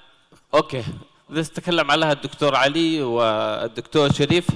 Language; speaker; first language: Arabic; native; Arabic